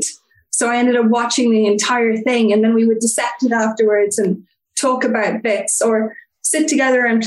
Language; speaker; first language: English; native; English